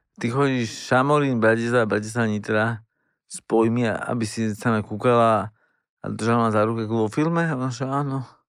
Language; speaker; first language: Slovak; native; Slovak